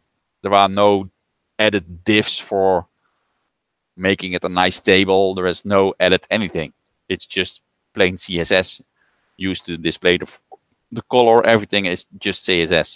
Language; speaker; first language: English; non-native, fluent; Dutch